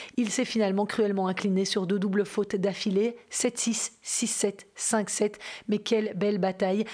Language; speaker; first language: French; native; French